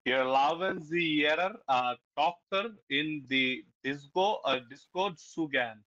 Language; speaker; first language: German; non-native, learner; Bangla